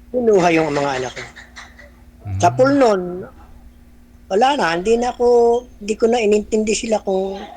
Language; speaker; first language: Filipino; native; Filipino